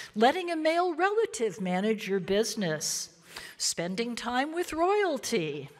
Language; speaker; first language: English; native; English